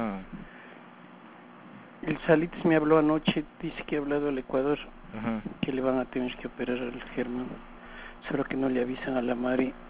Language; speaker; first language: Spanish; native; Spanish